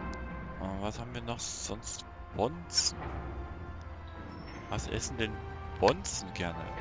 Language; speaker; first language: German; native; German